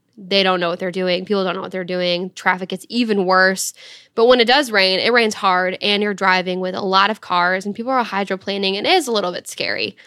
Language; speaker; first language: English; native; English